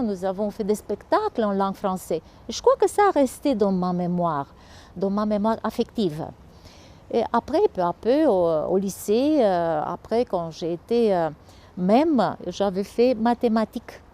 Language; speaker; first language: French; non-native, fluent; Romanian